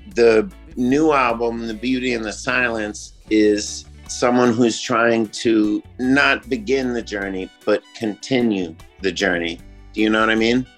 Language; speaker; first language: English; native; English